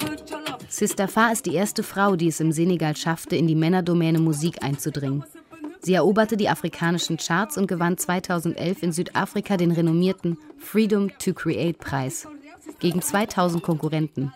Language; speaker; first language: German; native; German